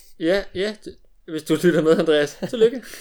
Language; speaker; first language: Danish; native; Danish